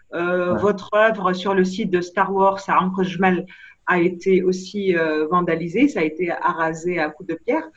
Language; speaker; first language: French; non-native, local second language; Arabic